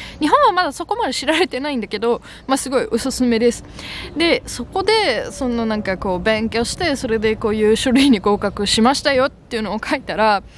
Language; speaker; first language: Japanese; non-native, fluent; German